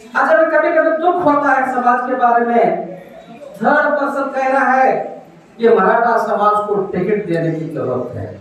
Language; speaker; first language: Hindi; non-native, local second language; Marathi